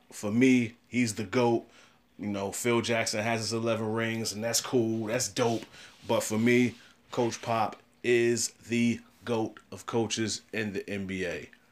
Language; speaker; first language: English; native; English